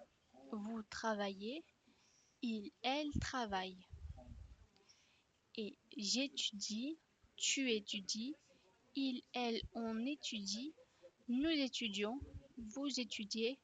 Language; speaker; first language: French; non-native, fluent; Spanish